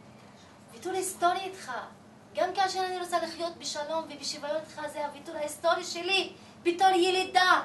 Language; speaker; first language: Hebrew; non-native, local second language; Arabic